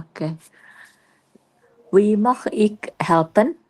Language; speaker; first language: Dutch; non-native, learner; Indonesian